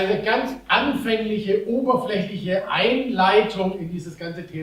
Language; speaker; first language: German; native; German